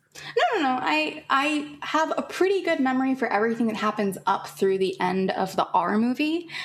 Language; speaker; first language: English; native; English